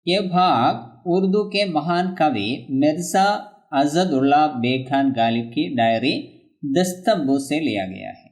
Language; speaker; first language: Hindi; non-native, local second language; Malayalam